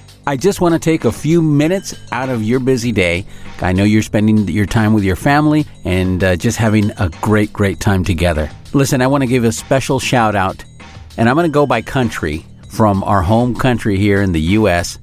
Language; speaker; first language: English; early bilingual, other home language; Spanish